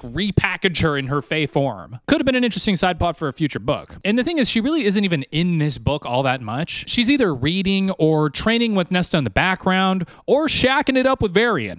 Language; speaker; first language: English; native; English